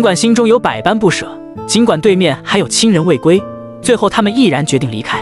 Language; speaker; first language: Chinese; native; Chinese